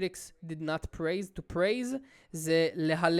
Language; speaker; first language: English; non-native, local second language; Hebrew